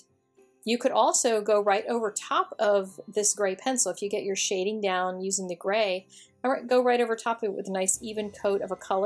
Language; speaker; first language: English; native; English